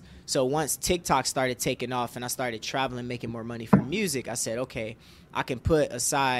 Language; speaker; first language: English; native; English